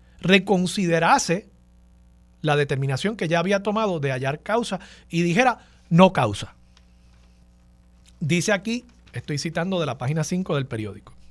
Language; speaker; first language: Spanish; native; Spanish